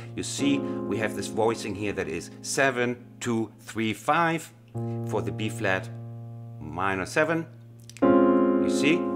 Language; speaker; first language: English; non-native, fluent; German